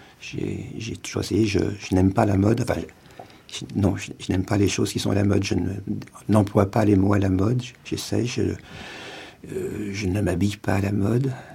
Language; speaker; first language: French; native; French